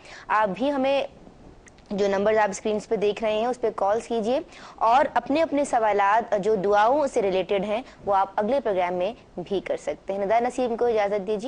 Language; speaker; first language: Urdu; native; Urdu